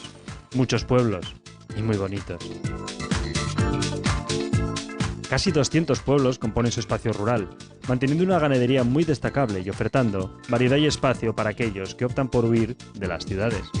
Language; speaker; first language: Spanish; native; Spanish